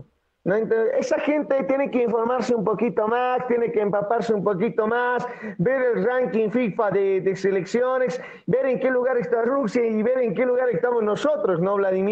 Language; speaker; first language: Spanish; native; Spanish